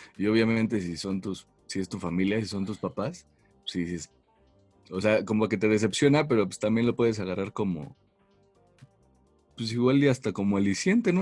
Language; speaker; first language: Spanish; native; Spanish